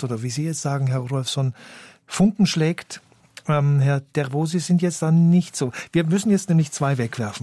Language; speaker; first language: German; native; German